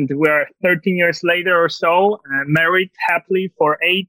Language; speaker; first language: English; non-native, fluent; Polish